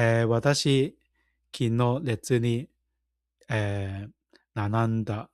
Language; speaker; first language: Japanese; non-native, learner; Cantonese